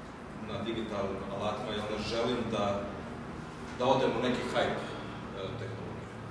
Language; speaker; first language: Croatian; early bilingual, heritage; German